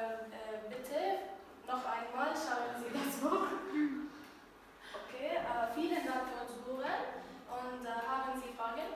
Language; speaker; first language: German; non-native, learner; Arabic